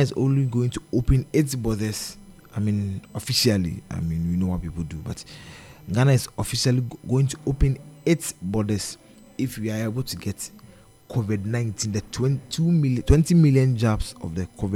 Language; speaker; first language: English; non-native, local second language; Akan